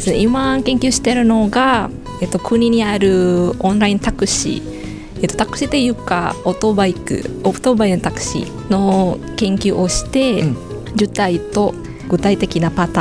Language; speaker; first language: Japanese; non-native, fluent; Indonesian